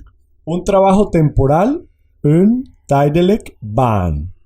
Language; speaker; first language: Dutch; non-native, learner; Spanish